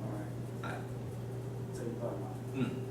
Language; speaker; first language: Chinese; native; Chinese